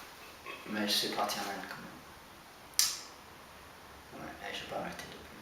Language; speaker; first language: French; non-native, fluent; English